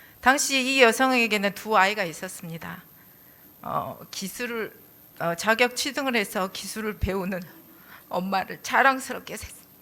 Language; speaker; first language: Korean; native; Korean